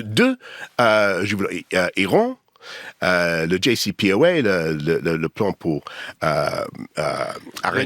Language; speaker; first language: French; non-native, learner; English